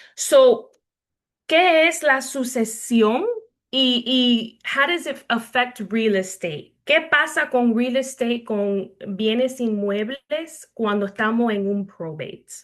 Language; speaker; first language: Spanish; early bilingual, heritage; Spanish